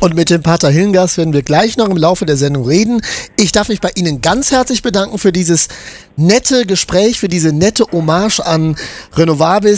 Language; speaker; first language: German; native; German